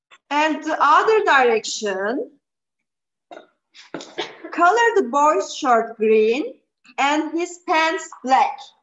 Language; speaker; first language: English; non-native, fluent; Turkish